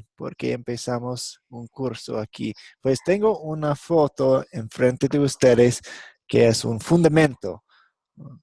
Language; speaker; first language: Spanish; non-native, fluent; English